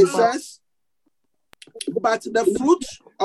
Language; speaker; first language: English; non-native, local second language; Akan